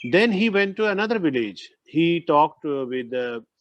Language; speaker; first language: English; non-native, local second language; Punjabi